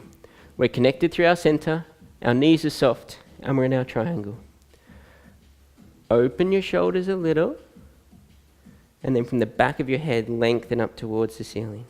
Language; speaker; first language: English; native; English